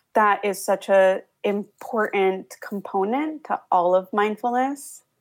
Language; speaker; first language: English; early bilingual, other home language; Spanish